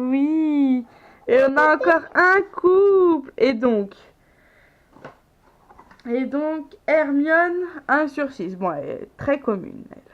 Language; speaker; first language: French; native; French